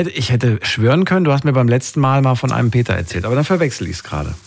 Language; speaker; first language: German; native; German